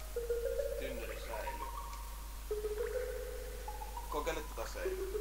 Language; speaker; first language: Finnish; native; Finnish